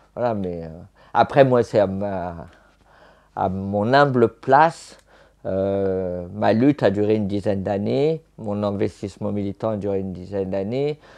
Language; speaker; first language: French; native; French